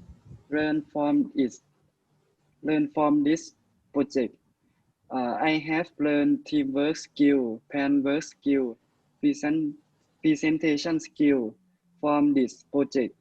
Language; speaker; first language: English; non-native, learner; Thai